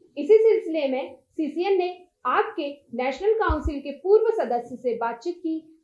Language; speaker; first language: Hindi; native; Hindi